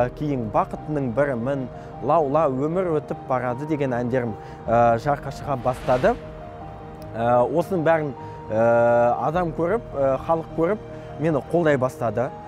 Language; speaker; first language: Kazakh; non-native, local second language; Russian